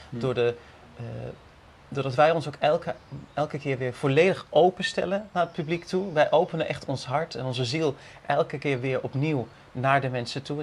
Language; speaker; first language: Dutch; native; Dutch